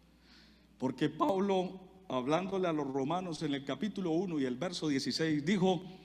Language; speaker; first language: Spanish; native; Spanish